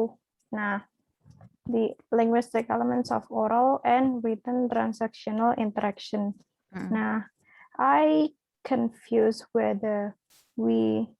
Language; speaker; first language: English; non-native, fluent; Indonesian